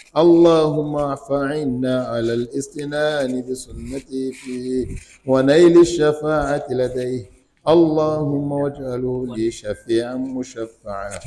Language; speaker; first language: Arabic; non-native, fluent; Ganda